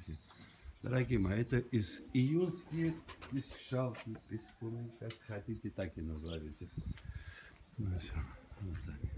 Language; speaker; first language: Russian; native; Russian